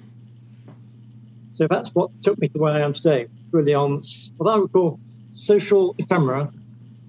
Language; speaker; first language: English; native; English